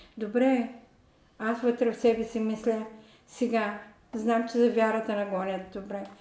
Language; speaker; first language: Bulgarian; non-native, local second language; Turkish